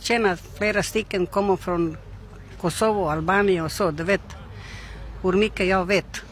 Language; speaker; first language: Swedish; non-native, learner; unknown